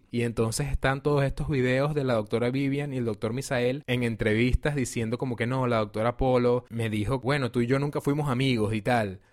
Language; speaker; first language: Spanish; native; Spanish